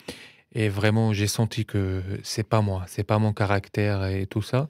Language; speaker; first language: French; non-native, fluent; Arabic